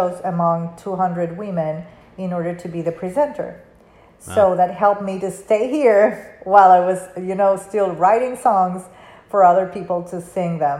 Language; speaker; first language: English; non-native, fluent; Spanish